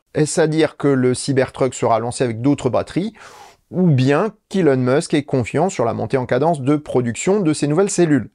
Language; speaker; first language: French; native; French